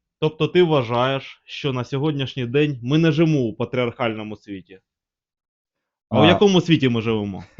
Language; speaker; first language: Ukrainian; native; Ukrainian